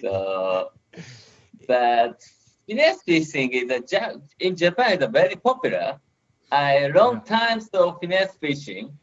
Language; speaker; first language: English; non-native, learner; Japanese